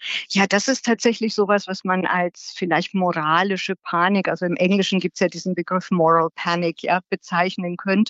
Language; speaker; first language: German; native; German